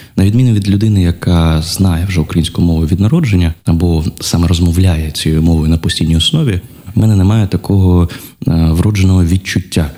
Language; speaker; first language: Ukrainian; non-native, local second language; Russian